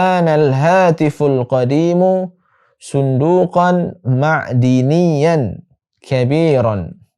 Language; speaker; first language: Arabic; non-native, fluent; Indonesian